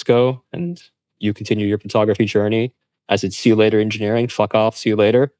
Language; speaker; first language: English; native; English